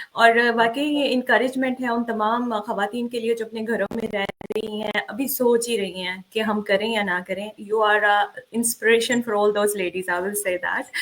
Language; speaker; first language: Urdu; native; Urdu